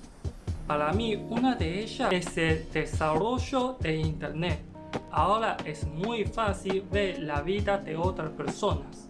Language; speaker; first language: Spanish; non-native, learner; Chinese